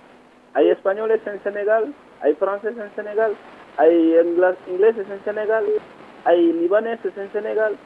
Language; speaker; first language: Spanish; non-native, fluent; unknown